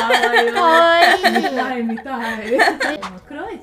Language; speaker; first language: Japanese; non-native, fluent; English